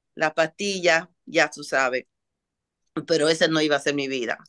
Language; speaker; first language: Spanish; early bilingual, heritage; Spanish